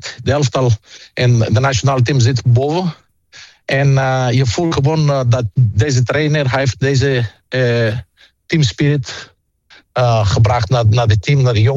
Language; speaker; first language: Dutch; non-native, fluent; Greek